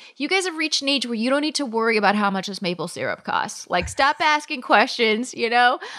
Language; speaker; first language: English; native; English